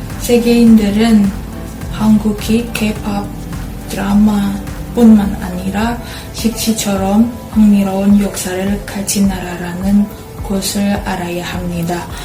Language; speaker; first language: Korean; non-native, fluent; Indonesian